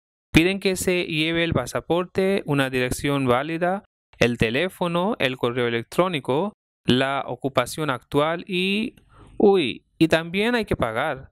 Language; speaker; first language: Spanish; non-native, fluent; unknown